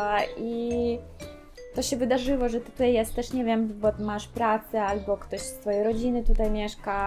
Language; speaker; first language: Polish; non-native, fluent; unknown